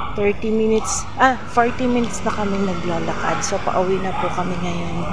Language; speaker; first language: Filipino; non-native, local second language; Hiligaynon